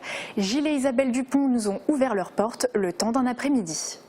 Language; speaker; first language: French; native; French